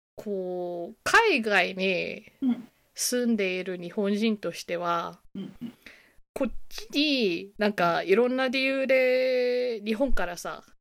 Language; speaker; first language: Japanese; native; Japanese